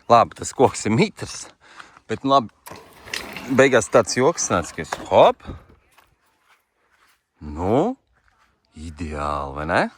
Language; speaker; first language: Latvian; native; Latvian